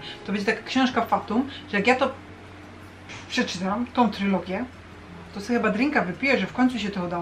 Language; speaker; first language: Polish; native; Polish